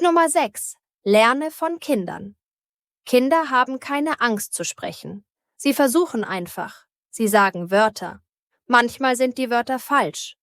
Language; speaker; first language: German; native; German